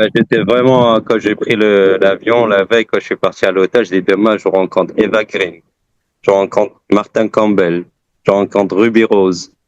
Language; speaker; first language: French; early bilingual, other home language; Persian